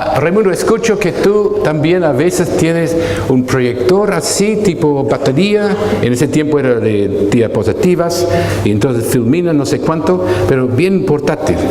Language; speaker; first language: Spanish; non-native, fluent; English